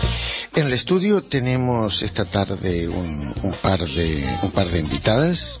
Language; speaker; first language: Spanish; native; Spanish